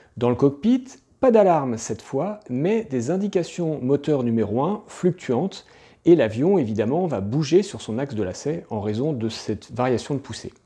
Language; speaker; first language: French; native; French